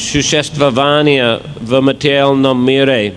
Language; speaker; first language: Russian; non-native, fluent; English